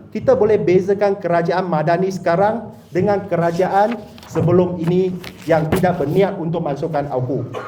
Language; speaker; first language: Malay; non-native, local second language; Chinese